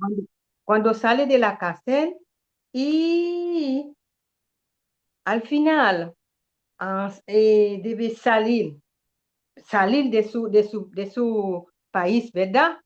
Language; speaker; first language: Spanish; non-native, learner; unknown